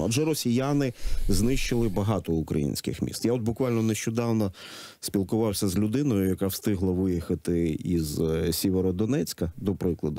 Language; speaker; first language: Ukrainian; native; Ukrainian